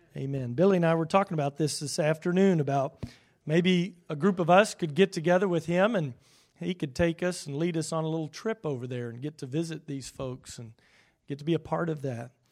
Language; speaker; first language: English; native; English